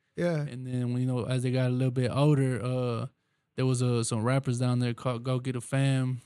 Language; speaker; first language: English; early bilingual, other home language; Spanish